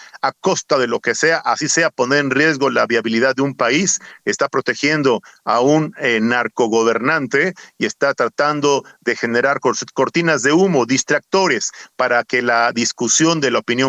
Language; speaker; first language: Spanish; native; Spanish